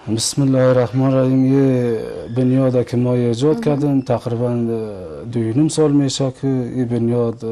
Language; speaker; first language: Persian; native; Persian